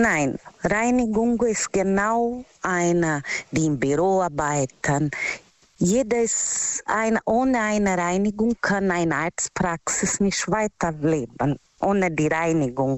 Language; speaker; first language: German; non-native, fluent; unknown